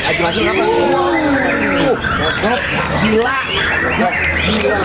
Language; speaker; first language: Indonesian; native; Indonesian